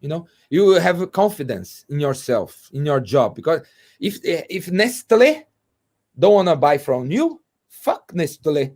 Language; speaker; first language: English; non-native, fluent; Portuguese